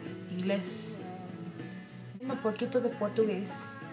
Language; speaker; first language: Spanish; early bilingual, heritage; Spanish